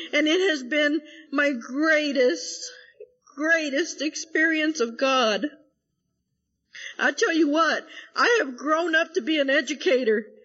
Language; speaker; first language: English; early bilingual, other home language; Spanish